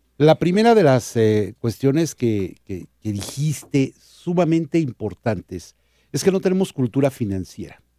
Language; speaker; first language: Spanish; native; Spanish